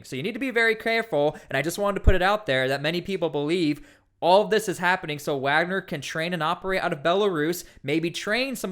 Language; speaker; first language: English; native; English